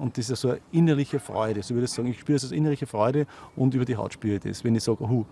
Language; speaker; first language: German; native; German